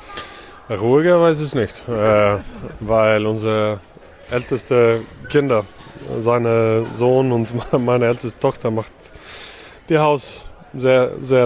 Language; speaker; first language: German; non-native, learner; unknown